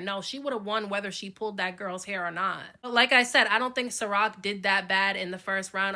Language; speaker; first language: English; native; English